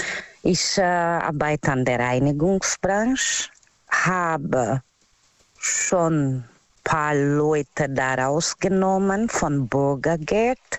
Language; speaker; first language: German; non-native, learner; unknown